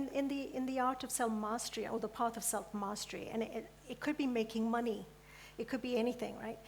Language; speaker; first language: English; early bilingual, other home language; Gujarati